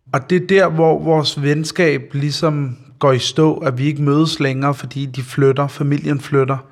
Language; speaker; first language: Danish; early bilingual, other home language; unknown